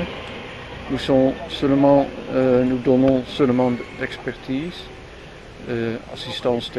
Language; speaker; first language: French; non-native, learner; Dutch